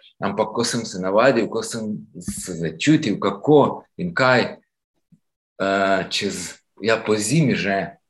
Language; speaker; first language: Slovenian; non-native, fluent; Ukrainian